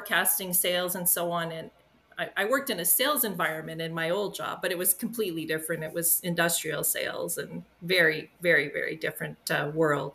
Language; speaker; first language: English; native; English